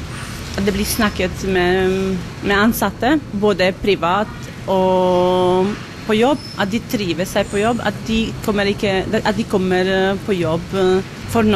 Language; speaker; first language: Norwegian; non-native, fluent; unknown